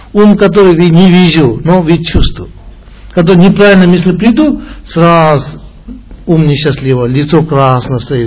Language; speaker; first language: Russian; non-native, learner; Tibetan